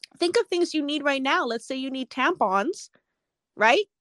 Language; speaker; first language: English; native; English